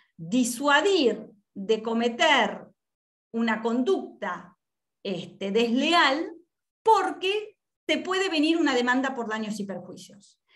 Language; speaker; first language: Spanish; native; Spanish